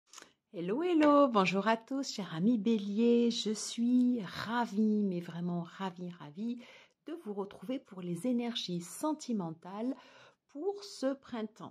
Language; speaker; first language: French; native; French